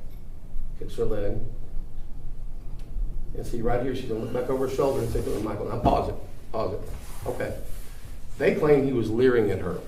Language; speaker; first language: English; native; English